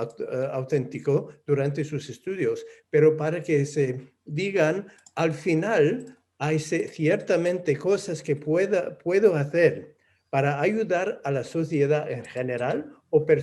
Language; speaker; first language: Spanish; non-native, fluent; English